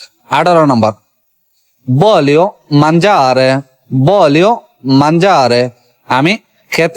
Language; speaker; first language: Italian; non-native, learner; Bangla